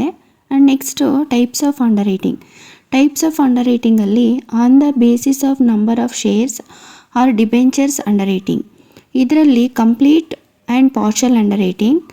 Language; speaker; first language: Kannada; native; Kannada